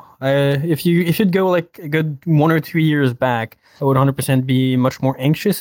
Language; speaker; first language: English; non-native, fluent; French